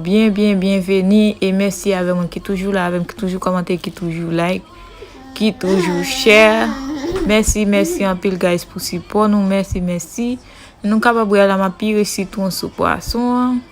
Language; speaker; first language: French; non-native, local second language; Haitian Creole